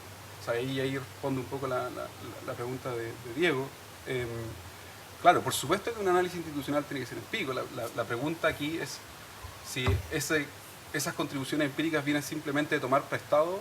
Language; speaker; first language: Spanish; native; Spanish